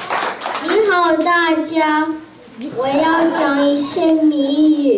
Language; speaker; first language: Chinese; early bilingual, heritage; Chinese